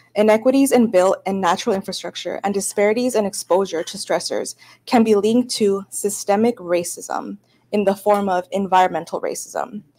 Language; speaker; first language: English; early bilingual, other home language; Spanish